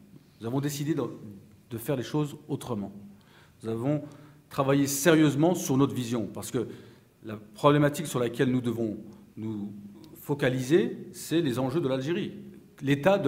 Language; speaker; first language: French; native; French